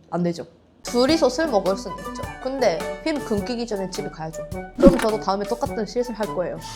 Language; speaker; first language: Korean; non-native, fluent; Japanese